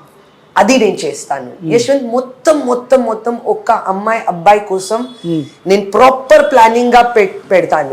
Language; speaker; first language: Telugu; non-native, learner; Hindi